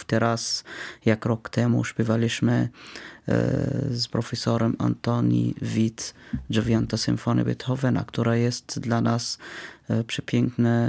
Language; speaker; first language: Polish; non-native, fluent; Arabic